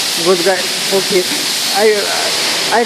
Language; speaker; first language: English; non-native, learner; Lithuanian